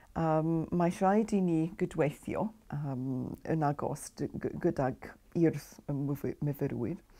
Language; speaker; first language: Welsh; non-native, learner; English